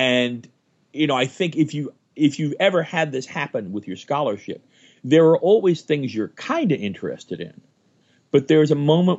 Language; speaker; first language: English; native; English